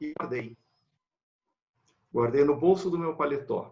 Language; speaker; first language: Portuguese; native; Portuguese